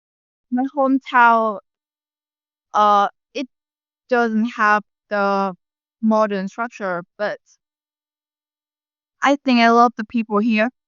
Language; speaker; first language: English; non-native, learner; Vietnamese